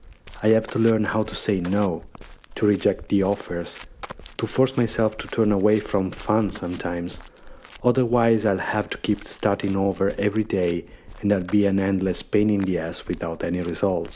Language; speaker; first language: English; non-native, fluent; Italian